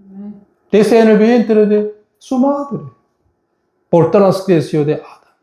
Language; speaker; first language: Spanish; non-native, fluent; Korean